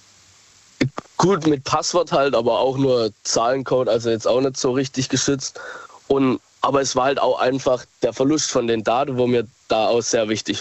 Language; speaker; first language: German; native; German